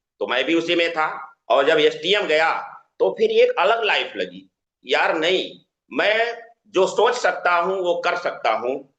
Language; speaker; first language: Hindi; native; Hindi